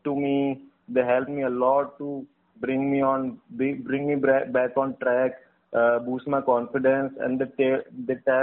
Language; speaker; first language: English; non-native, local second language; Hindi